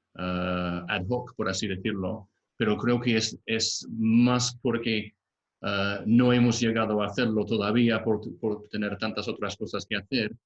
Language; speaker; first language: Spanish; non-native, fluent; English